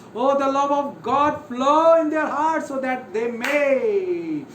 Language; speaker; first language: English; non-native, local second language; Hindi